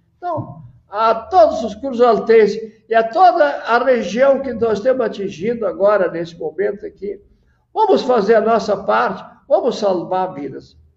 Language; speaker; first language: Portuguese; native; Portuguese